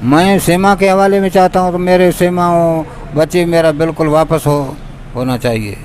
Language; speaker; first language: Hindi; non-native, local second language; Baluchi